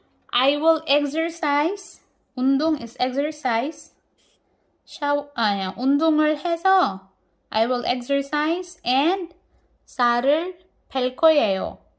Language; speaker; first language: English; non-native, local second language; Filipino